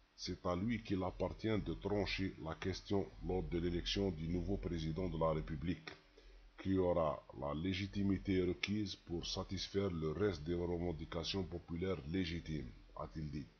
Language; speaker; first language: French; non-native, local second language; Arabic